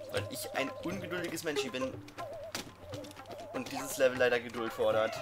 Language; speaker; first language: German; native; German